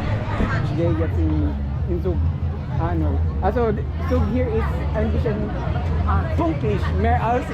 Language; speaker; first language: German; non-native, learner; Filipino